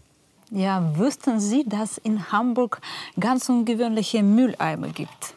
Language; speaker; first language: German; non-native, learner; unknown